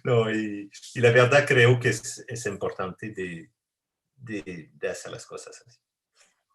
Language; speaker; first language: Spanish; non-native, fluent; French